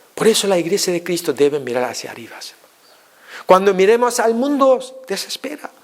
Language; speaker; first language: Spanish; non-native, fluent; Korean